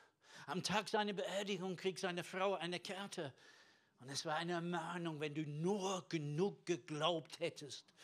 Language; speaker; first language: German; non-native, fluent; English